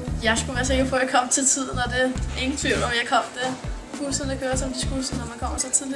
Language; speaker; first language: Danish; native; Danish